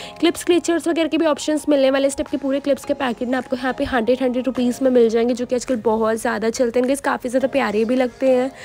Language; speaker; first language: Hindi; native; Hindi